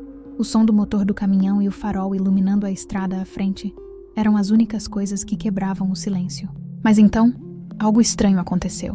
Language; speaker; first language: Portuguese; native; Portuguese